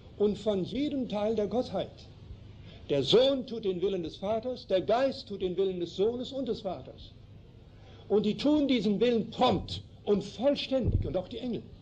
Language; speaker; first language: German; early bilingual, heritage; German